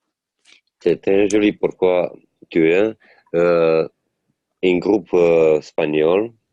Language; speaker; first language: French; non-native, learner; Italian